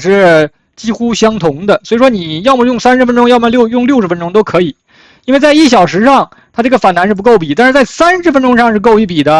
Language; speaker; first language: Chinese; native; Chinese